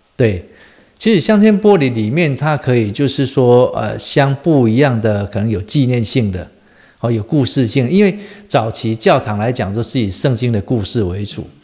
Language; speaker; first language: Chinese; native; Chinese